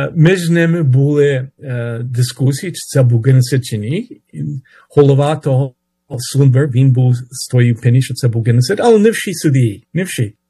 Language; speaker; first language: Ukrainian; early bilingual, heritage; Ukrainian